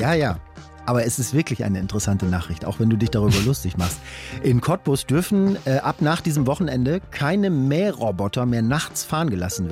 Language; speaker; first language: German; native; German